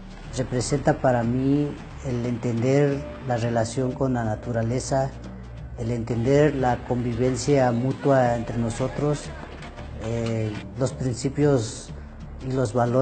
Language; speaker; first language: Spanish; non-native, local second language; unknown